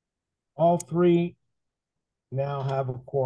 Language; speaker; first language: English; native; English